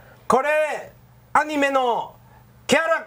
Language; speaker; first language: Japanese; non-native, learner; Chinese